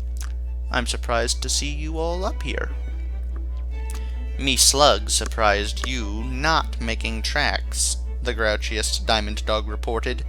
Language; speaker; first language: English; native; English